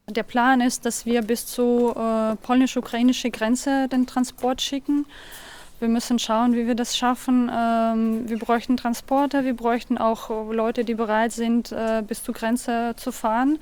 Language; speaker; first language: German; non-native, fluent; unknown